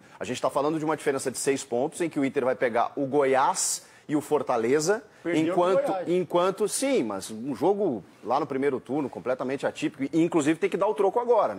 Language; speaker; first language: Portuguese; native; Portuguese